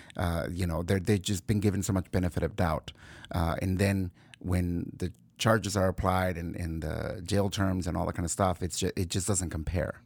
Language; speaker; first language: English; early bilingual, other home language; Spanish